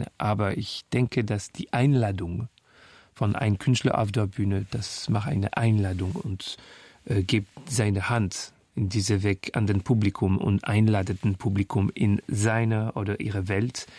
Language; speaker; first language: German; non-native, fluent; French